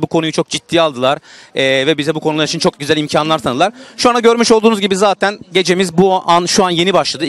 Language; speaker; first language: Turkish; native; Turkish